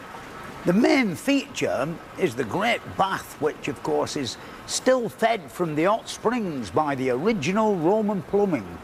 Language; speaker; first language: English; native; English